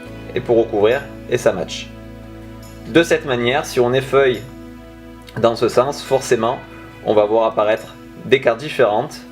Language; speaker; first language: French; native; French